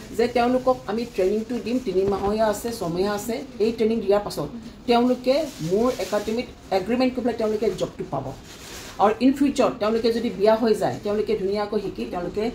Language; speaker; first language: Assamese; native; Assamese